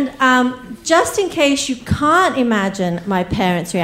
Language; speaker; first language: English; native; English